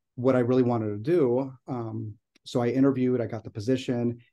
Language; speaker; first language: English; native; English